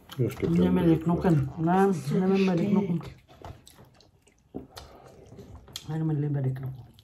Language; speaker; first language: German; non-native, learner; Filipino